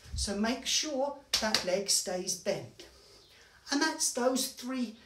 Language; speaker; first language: English; native; English